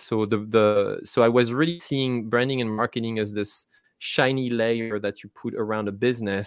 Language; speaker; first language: English; non-native, fluent; French